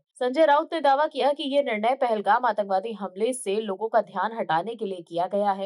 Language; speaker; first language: Hindi; native; Hindi